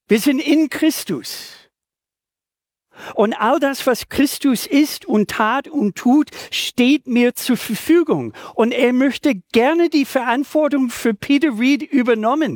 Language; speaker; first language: German; non-native, fluent; English